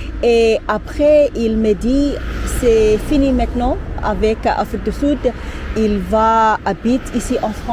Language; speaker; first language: French; non-native, learner; Zulu